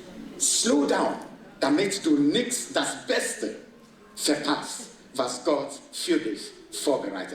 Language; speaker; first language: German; non-native, fluent; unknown